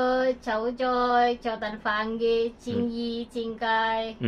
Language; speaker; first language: Cantonese; non-native, learner; Indonesian